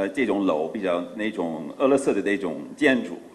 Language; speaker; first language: Chinese; non-native, fluent; English